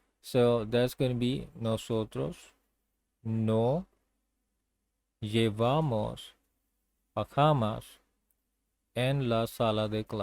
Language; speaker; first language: Spanish; non-native, learner; English